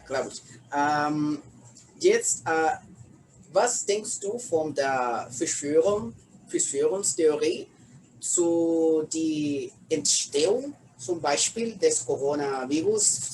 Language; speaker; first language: German; non-native, learner; Spanish